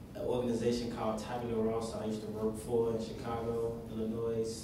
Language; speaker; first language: English; native; English